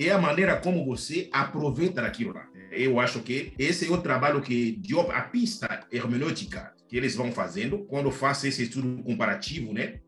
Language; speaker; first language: Portuguese; non-native, fluent; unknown